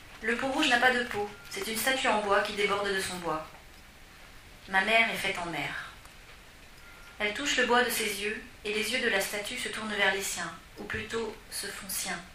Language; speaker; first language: French; native; French